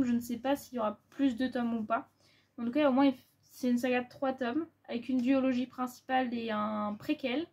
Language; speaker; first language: French; native; French